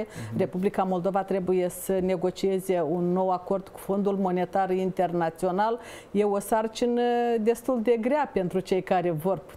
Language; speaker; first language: Romanian; native; Romanian